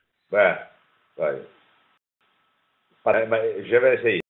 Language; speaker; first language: French; non-native, learner; Italian